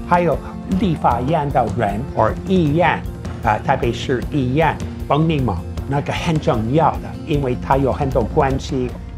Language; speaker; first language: Chinese; non-native, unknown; English